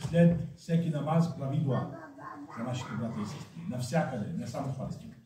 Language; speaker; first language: Bulgarian; non-native, fluent; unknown